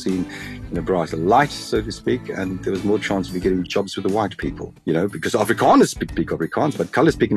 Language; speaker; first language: English; native; English